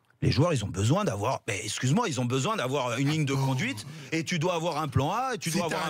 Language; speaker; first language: French; native; French